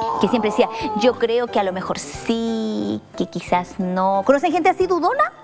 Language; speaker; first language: Spanish; native; Spanish